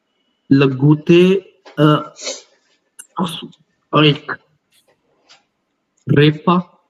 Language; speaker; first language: French; non-native, learner; Hindi